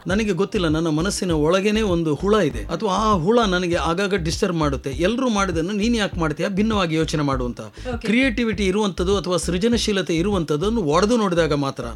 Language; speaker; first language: Kannada; non-native, local second language; Konkani